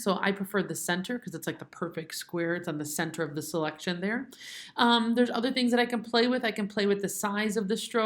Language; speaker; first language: English; native; English